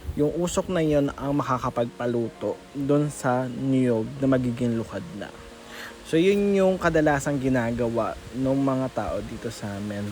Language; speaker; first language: Filipino; native; Filipino